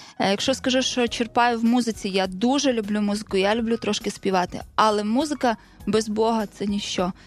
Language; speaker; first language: Ukrainian; native; Ukrainian